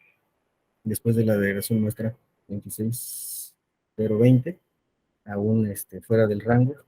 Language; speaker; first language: Spanish; native; Spanish